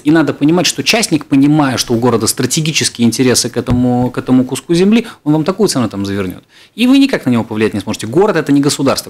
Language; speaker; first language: Russian; native; Russian